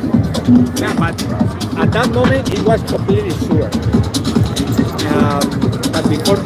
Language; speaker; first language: English; non-native, fluent; Spanish